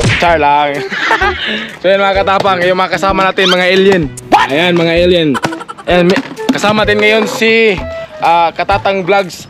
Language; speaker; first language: Filipino; non-native, local second language; Cebuano